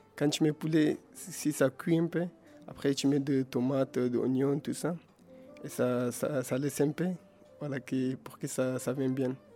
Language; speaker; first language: French; non-native, learner; Pashto